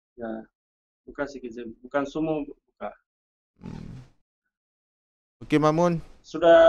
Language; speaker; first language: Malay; non-native, learner; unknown